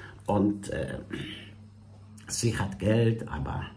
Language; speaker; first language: German; non-native, fluent; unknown